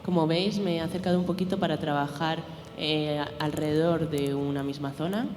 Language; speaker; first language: Spanish; native; Spanish